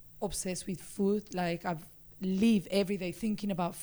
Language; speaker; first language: English; non-native, fluent; Spanish